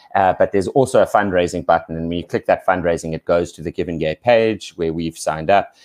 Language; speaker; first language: English; native; English